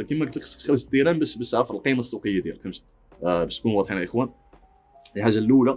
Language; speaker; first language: Arabic; native; Arabic